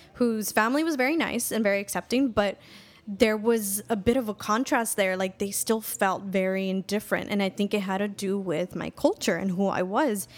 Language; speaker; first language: English; native; English